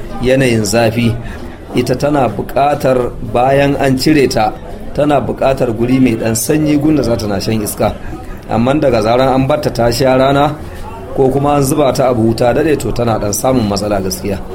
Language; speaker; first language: Hausa; native; Hausa